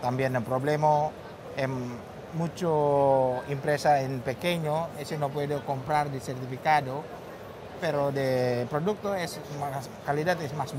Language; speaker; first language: Spanish; non-native, learner; Indonesian